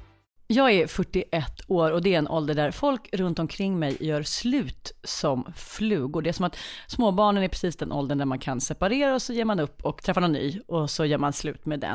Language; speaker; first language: Swedish; native; Swedish